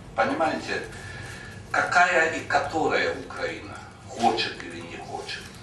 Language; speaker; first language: Russian; non-native, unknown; Hungarian